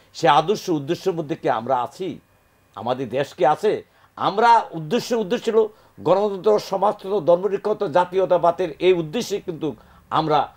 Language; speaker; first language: Bangla; native; Bangla